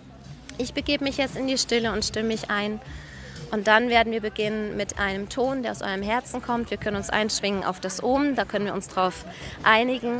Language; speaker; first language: German; native; German